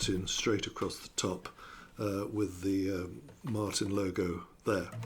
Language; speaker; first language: English; native; English